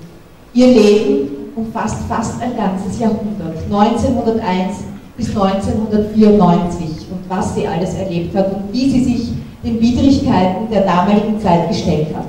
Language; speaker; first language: German; native; German